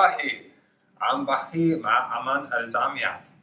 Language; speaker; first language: Arabic; non-native, learner; English